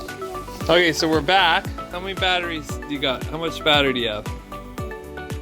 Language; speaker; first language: English; native; English